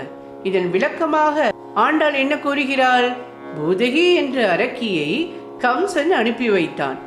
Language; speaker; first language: Tamil; native; Tamil